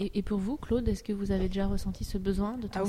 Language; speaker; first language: French; native; French